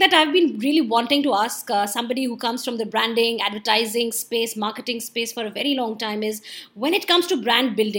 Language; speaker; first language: English; non-native, local second language; Hindi